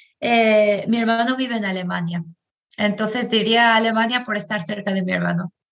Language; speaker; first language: Spanish; non-native, fluent; Albanian